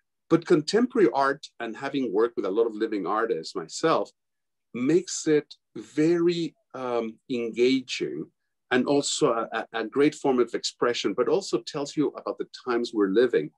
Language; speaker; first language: English; non-native, fluent; Spanish